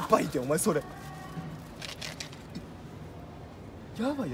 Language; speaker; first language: Japanese; native; Japanese